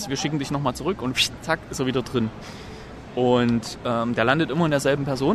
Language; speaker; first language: German; native; German